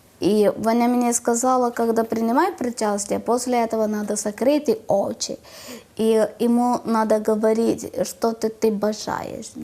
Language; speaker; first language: Ukrainian; non-native, learner; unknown